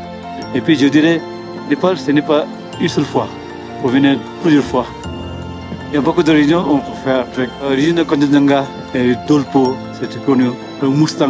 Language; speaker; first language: French; non-native, learner; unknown